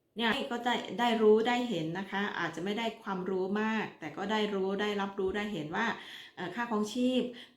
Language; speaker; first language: Thai; native; Thai